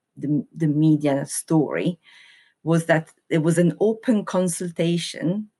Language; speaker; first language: English; non-native, fluent; Italian